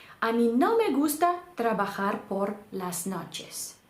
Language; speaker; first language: Spanish; non-native, fluent; Ukrainian